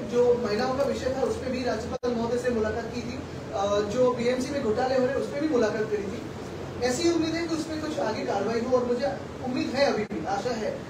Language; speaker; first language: Hindi; non-native, local second language; Marathi